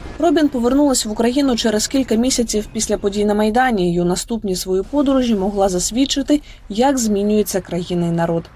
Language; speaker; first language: Ukrainian; native; Ukrainian